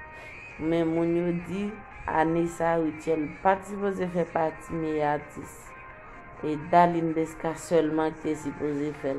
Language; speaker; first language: French; non-native, local second language; Haitian Creole